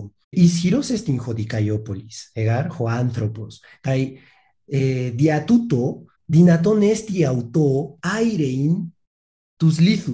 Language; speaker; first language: Greek; non-native, fluent; Spanish